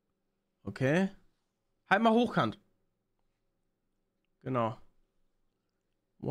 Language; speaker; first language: German; native; German